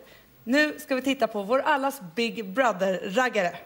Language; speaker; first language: Swedish; native; Swedish